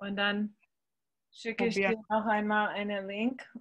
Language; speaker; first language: German; non-native, learner; English